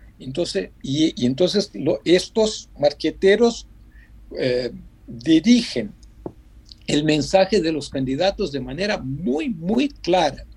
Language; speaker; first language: Spanish; non-native, fluent; Portuguese